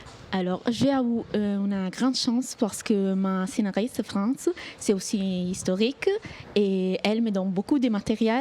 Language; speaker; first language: French; non-native, fluent; Italian